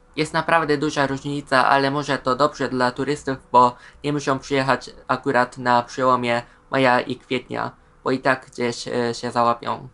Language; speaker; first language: Polish; non-native, fluent; Japanese